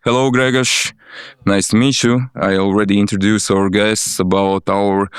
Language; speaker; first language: English; non-native, fluent; Latvian